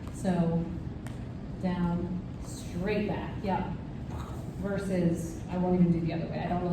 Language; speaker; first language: English; native; English